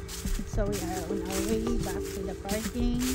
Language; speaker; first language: English; non-native, local second language; Filipino